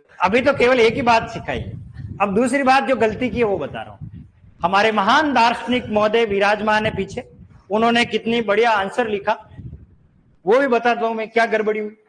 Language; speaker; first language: Hindi; native; Hindi